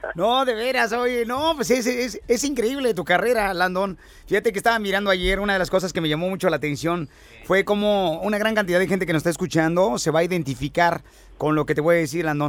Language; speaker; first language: Spanish; native; Spanish